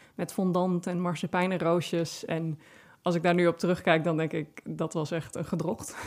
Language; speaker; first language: Dutch; native; Dutch